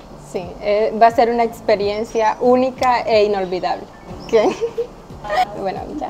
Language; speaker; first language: Spanish; native; Spanish